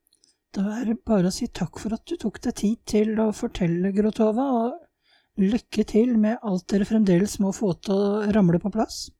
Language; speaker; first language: Norwegian; native; Norwegian